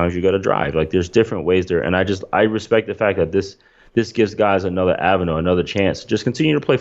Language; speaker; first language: English; native; English